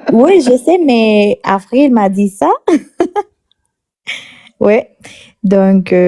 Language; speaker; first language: French; non-native, learner; Spanish